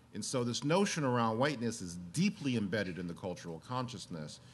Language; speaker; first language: English; native; English